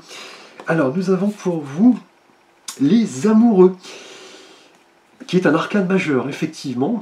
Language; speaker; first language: French; native; French